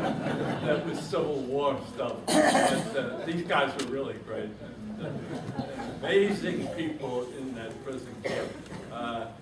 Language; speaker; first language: English; native; English